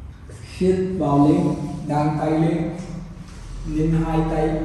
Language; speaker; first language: Vietnamese; non-native, learner; Hindi